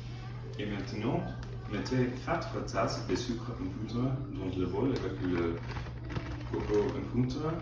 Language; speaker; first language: French; non-native, learner; English